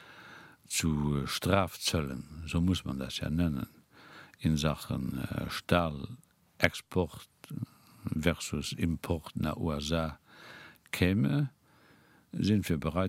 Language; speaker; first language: German; non-native, local second language; Luxembourgish